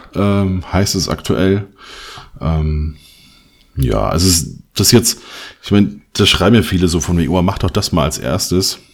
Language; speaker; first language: German; native; German